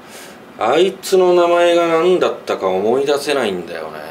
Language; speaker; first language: Japanese; native; Japanese